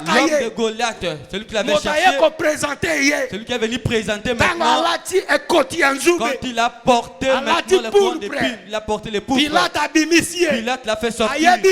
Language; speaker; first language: French; non-native, local second language; Lingala